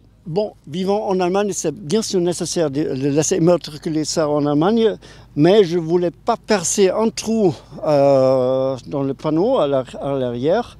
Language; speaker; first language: French; non-native, fluent; German